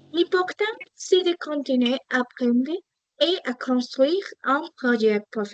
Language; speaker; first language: French; non-native, learner; Spanish